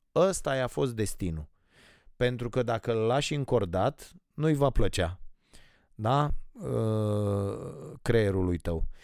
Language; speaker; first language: Romanian; native; Romanian